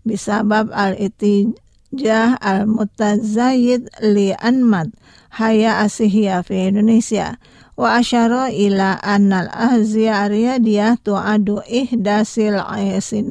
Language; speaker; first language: Arabic; non-native, fluent; Indonesian